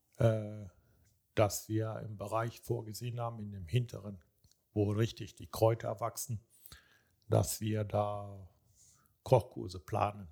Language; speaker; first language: German; early bilingual, other home language; Turkish